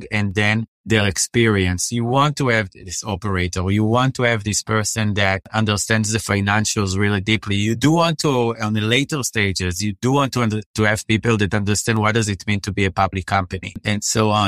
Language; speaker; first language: English; non-native, fluent; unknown